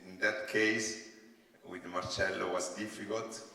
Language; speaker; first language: English; non-native, learner; Italian